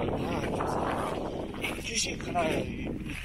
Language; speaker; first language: Korean; non-native, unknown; Mongolian